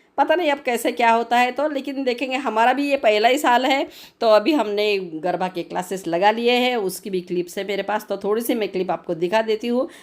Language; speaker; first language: Hindi; non-native, local second language; Marathi